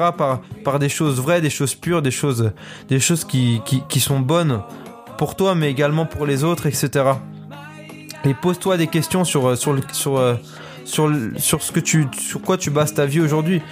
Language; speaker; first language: French; native; French